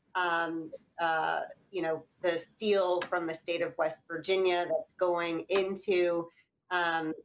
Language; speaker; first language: English; native; English